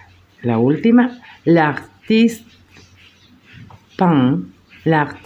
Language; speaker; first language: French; non-native, fluent; Spanish